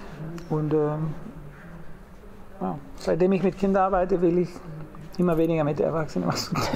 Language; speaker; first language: German; non-native, fluent; Spanish